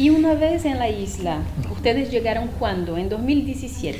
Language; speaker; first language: Spanish; non-native, fluent; French